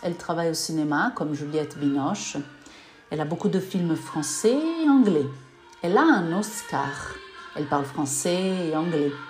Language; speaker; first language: French; non-native, learner; Portuguese